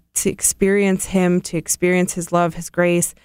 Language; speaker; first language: English; native; English